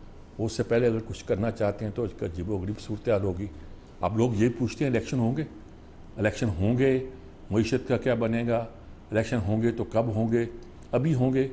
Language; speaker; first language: Urdu; native; Urdu